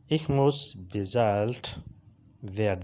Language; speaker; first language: German; non-native, learner; Urdu